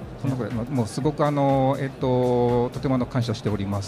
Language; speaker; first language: Japanese; native; Japanese